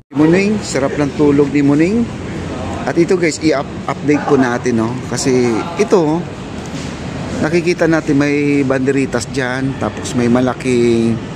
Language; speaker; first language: Filipino; native; Filipino